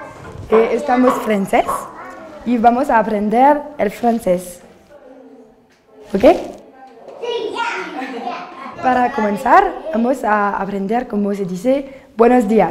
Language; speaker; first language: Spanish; non-native, learner; French